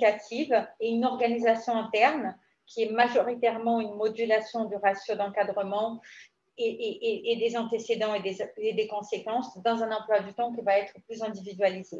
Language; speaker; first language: French; native; French